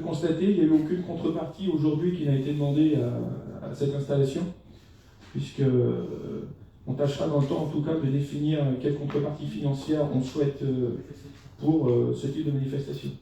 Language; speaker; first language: French; native; French